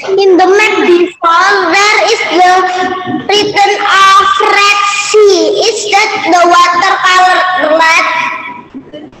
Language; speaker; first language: English; non-native, fluent; Arabic